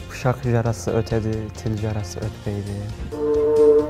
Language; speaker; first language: Kazakh; non-native, learner; Turkish